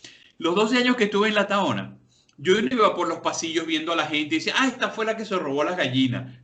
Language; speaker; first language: Spanish; native; Spanish